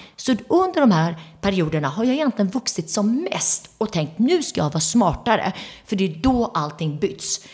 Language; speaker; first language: Swedish; early bilingual, other home language; Turoyo